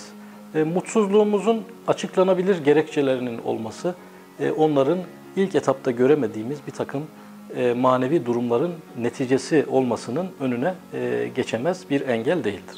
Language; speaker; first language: Turkish; native; Turkish